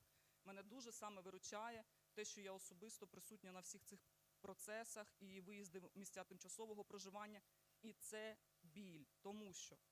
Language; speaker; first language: Ukrainian; native; Ukrainian